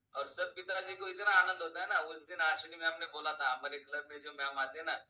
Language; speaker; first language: Hindi; non-native, local second language; Marathi